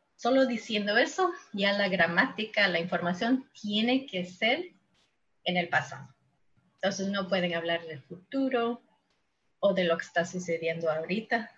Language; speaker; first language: Spanish; non-native, fluent; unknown